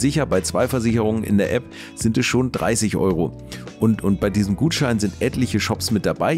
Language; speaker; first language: German; native; German